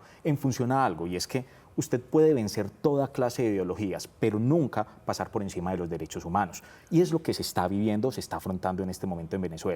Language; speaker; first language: Spanish; native; Spanish